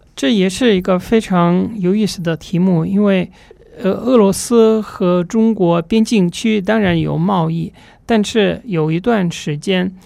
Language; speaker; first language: Chinese; non-native, fluent; Russian